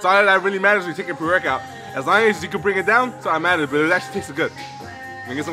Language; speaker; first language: English; native; English